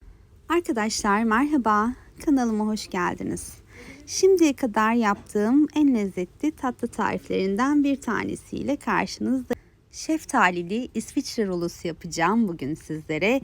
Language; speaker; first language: Turkish; native; Turkish